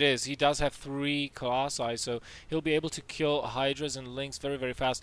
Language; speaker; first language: English; non-native, fluent; Dutch